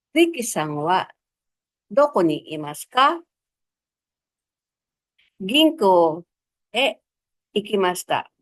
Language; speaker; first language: Japanese; non-native, fluent; Filipino